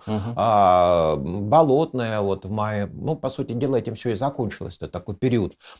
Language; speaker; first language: Russian; native; Russian